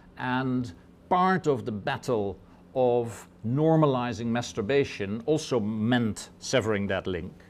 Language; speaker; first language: English; non-native, fluent; Dutch